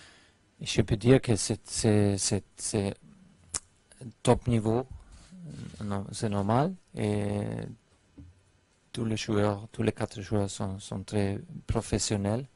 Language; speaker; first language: French; non-native, fluent; German